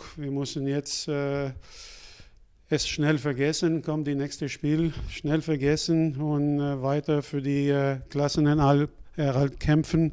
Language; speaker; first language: German; non-native, fluent; French